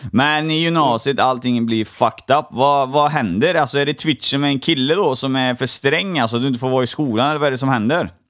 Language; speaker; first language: Swedish; native; Swedish